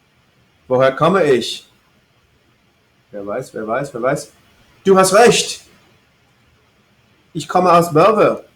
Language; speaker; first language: German; non-native, fluent; English